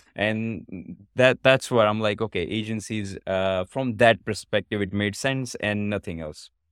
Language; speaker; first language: English; non-native, local second language; Gujarati